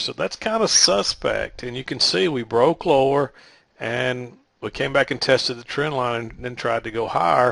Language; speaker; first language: English; native; English